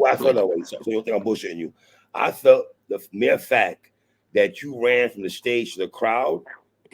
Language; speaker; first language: English; native; English